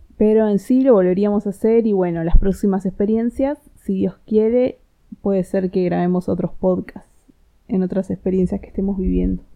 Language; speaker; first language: Spanish; native; Spanish